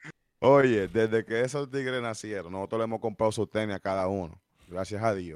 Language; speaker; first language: Spanish; early bilingual, heritage; Spanish